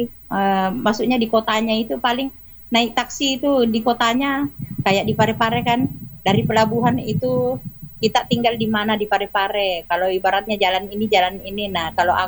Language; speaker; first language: Indonesian; native; Indonesian